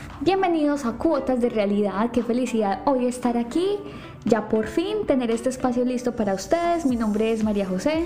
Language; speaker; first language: Spanish; native; Spanish